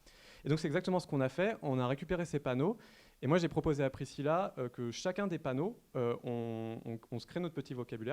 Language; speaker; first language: French; native; French